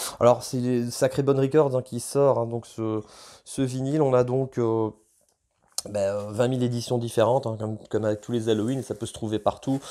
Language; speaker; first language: French; native; French